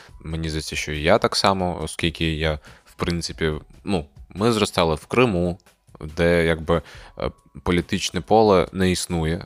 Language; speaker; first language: Ukrainian; non-native, local second language; Russian